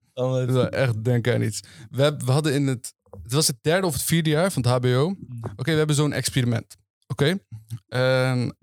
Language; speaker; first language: Dutch; early bilingual, other home language; Turkish